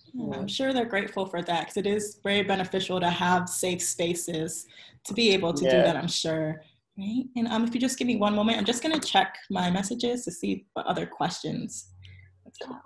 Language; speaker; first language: English; native; English